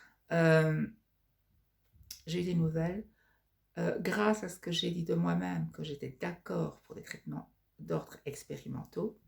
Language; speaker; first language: French; native; French